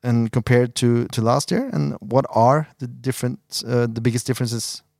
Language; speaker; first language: English; non-native, fluent; Norwegian